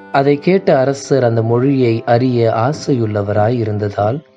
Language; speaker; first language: Tamil; native; Tamil